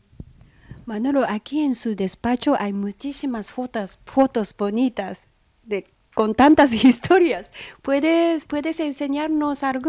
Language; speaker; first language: Spanish; non-native, fluent; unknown